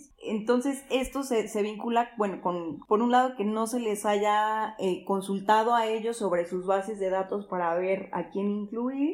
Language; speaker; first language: Spanish; native; Spanish